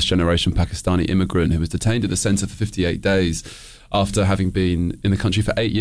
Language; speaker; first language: English; native; English